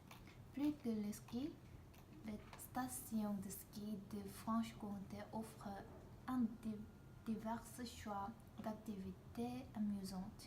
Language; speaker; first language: French; non-native, learner; Korean